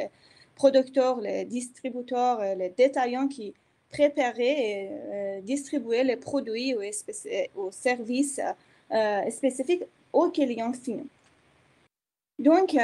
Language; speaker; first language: French; non-native, fluent; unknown